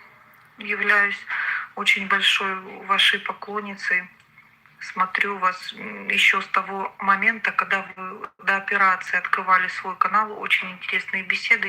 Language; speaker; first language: Russian; native; Russian